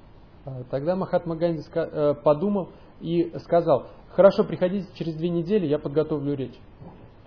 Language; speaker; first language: Russian; native; Russian